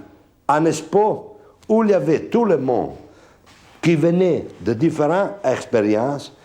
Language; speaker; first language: French; non-native, fluent; Italian